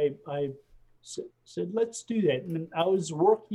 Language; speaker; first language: English; native; English